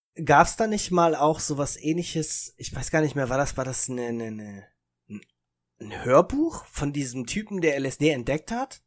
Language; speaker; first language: German; early bilingual, other home language; Italian